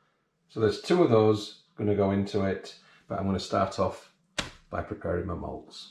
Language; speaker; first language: English; native; English